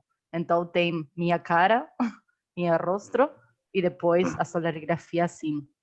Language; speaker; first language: Portuguese; non-native, learner; Spanish